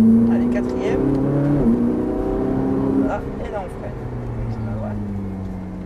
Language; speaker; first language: French; native; French